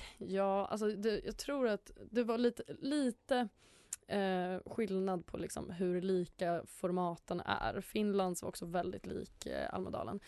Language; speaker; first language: Swedish; native; Swedish